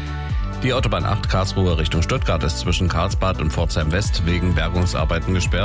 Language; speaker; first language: German; native; German